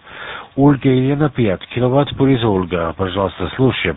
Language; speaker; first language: Russian; non-native, learner; German